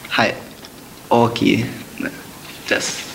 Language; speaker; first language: Japanese; non-native, learner; English